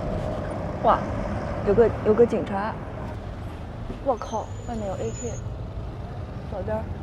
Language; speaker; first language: Chinese; native; Chinese